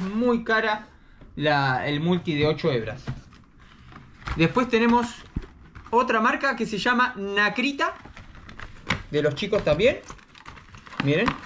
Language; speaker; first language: Spanish; native; Spanish